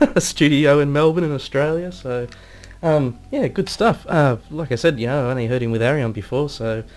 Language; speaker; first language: English; native; English